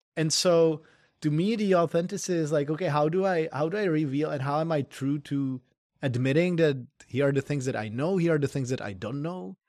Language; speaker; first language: English; non-native, fluent; Czech